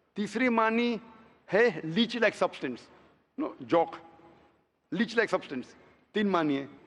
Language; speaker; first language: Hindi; non-native, local second language; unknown